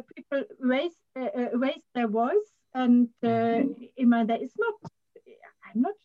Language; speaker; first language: English; non-native, fluent; German